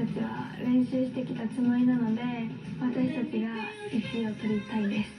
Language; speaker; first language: Japanese; native; Japanese